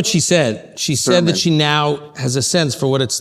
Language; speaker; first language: English; native; English